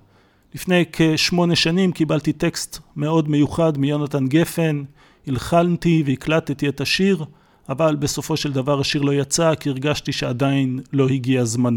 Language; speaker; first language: Hebrew; native; Hebrew